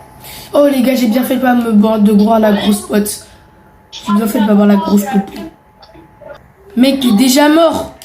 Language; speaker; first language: French; native; French